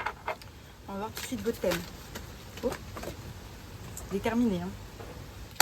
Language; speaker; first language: French; native; French